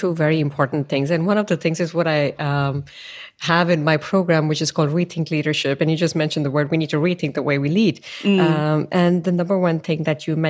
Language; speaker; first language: English; non-native, local second language; Tamil